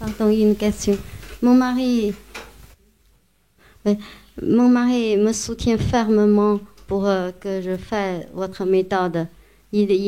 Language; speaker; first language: French; non-native, learner; Chinese